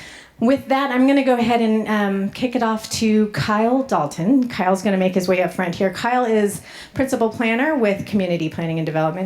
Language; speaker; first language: English; native; English